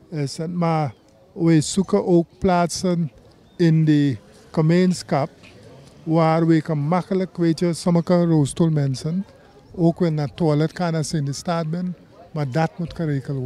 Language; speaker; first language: Dutch; non-native, local second language; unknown